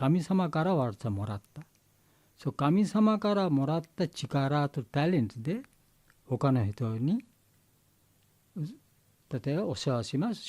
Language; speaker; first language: Japanese; non-native, learner; Bangla